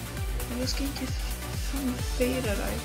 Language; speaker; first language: Swedish; early bilingual, other home language; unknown